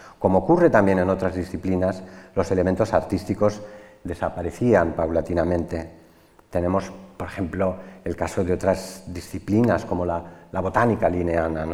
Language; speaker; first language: Spanish; native; Spanish